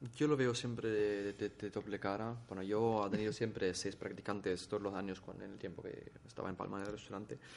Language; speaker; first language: Spanish; non-native, fluent; German